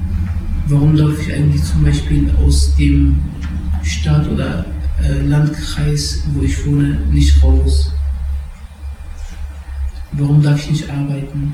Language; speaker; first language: German; early bilingual, other home language; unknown